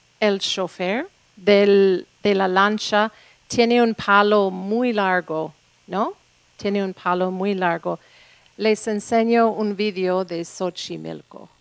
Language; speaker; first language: Spanish; non-native, fluent; English